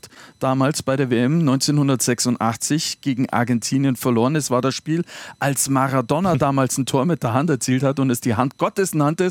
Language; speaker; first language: German; native; German